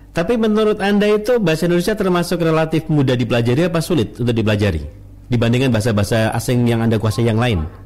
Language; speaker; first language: Indonesian; native; Indonesian